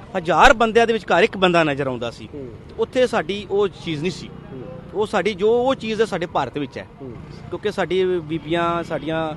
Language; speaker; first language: Punjabi; early bilingual, heritage; Punjabi